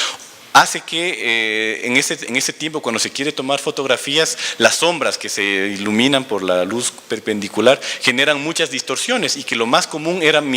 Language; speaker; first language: Spanish; native; Spanish